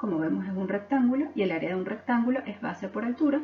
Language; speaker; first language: Spanish; native; Spanish